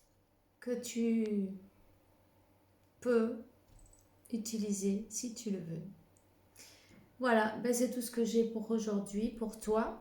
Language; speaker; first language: French; non-native, fluent; Spanish